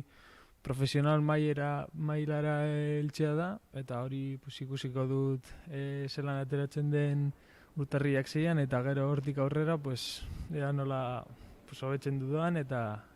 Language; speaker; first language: Basque; non-native, local second language; Spanish